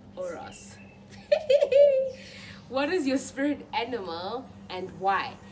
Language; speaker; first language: English; non-native, local second language; Xhosa